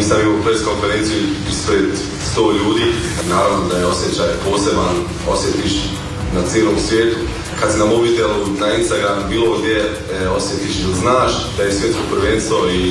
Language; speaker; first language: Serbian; early bilingual, heritage; Croatian